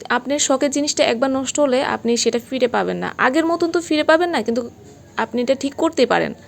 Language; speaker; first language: Bangla; native; Bangla